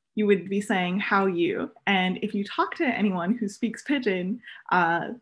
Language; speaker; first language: English; native; English